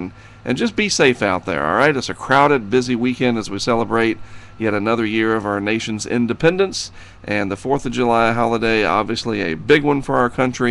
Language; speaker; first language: English; native; English